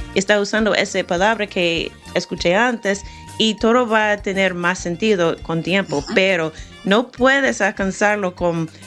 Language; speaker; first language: Spanish; non-native, fluent; English